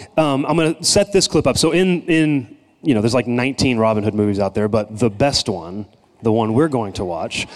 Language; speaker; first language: English; native; English